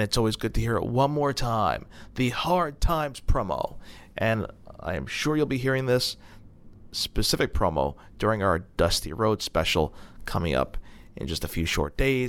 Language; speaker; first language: English; native; English